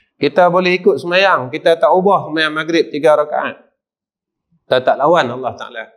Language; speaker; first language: Malay; native; Malay